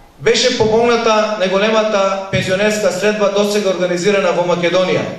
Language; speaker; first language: Macedonian; native; Macedonian